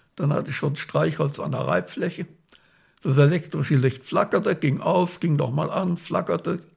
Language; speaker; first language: German; native; German